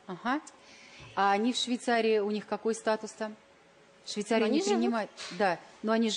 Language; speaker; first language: Russian; native; Russian